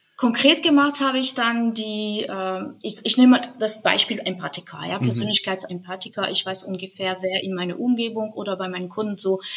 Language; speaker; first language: German; non-native, fluent; French